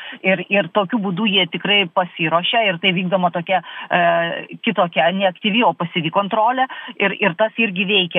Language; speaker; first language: Lithuanian; native; Lithuanian